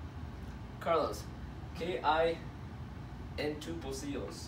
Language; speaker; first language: Spanish; non-native, learner; English